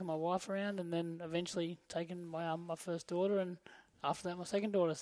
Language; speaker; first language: English; native; English